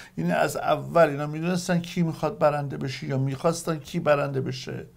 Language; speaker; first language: Persian; native; Persian